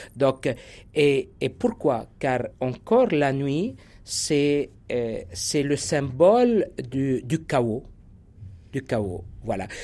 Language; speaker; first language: French; non-native, local second language; Arabic